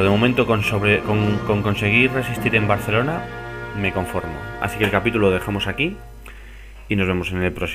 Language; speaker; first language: Spanish; native; Spanish